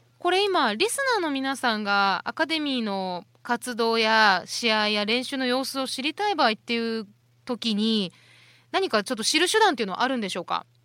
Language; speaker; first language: Japanese; native; Japanese